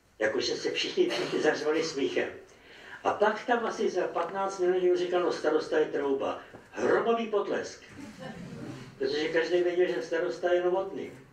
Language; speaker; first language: Czech; native; Czech